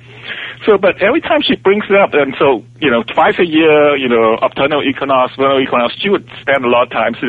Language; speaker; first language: English; non-native, local second language; Cantonese